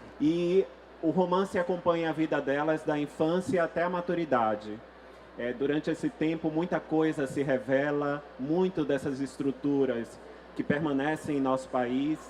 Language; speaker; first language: Portuguese; native; Portuguese